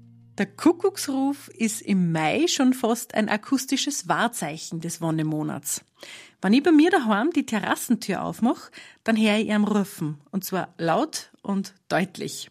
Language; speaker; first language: German; native; German